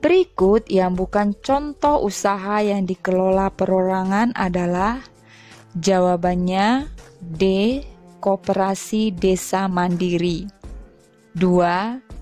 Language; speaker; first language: Indonesian; native; Indonesian